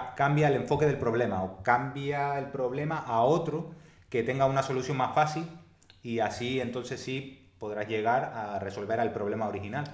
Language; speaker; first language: Spanish; native; Spanish